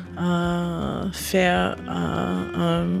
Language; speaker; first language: French; non-native, learner; English